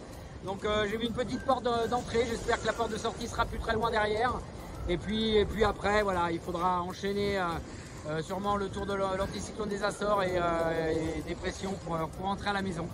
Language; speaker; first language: French; native; French